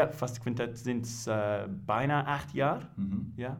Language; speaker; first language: Dutch; non-native, fluent; English